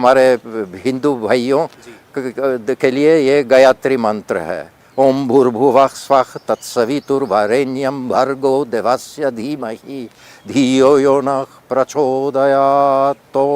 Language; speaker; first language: Hindi; non-native, fluent; Polish